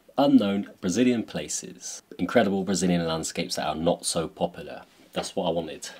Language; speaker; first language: English; native; English